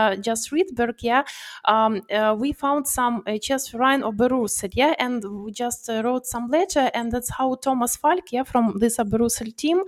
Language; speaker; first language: English; non-native, learner; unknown